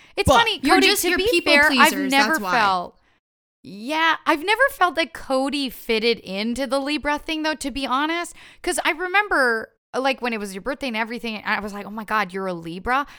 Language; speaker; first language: English; non-native, fluent; French